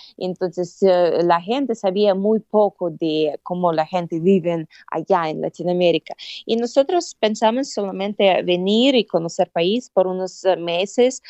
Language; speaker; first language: Spanish; non-native, fluent; Russian